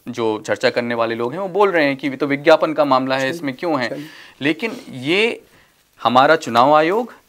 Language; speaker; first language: Hindi; native; Hindi